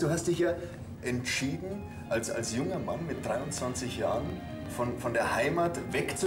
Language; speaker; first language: German; native; German